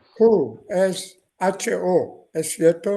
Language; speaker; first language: Spanish; non-native, learner; Persian